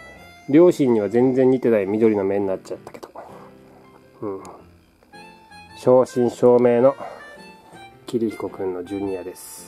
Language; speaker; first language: Japanese; native; Japanese